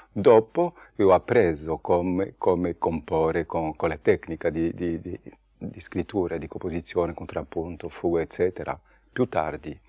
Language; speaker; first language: Italian; non-native, fluent; French